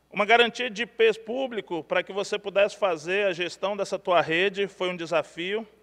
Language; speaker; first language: Portuguese; native; Portuguese